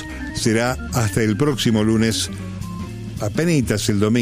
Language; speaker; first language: Spanish; native; Spanish